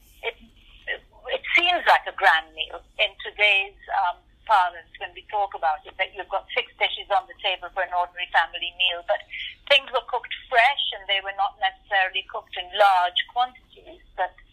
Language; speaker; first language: English; non-native, local second language; Urdu